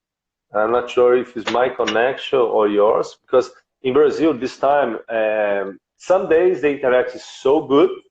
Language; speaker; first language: English; non-native, learner; Portuguese